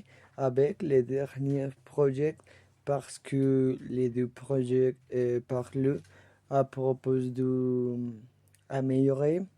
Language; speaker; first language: French; non-native, learner; Spanish